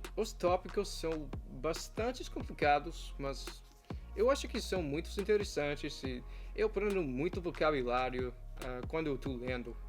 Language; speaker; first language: Portuguese; non-native, fluent; English